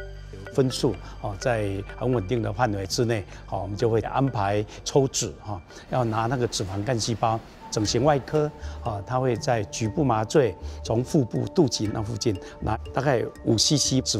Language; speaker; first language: Chinese; native; Chinese